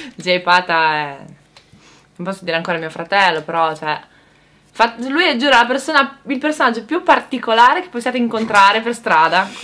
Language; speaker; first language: Italian; native; Italian